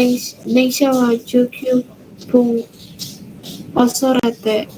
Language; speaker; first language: Japanese; non-native, learner; Indonesian